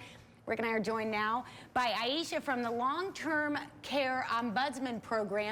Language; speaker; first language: English; native; English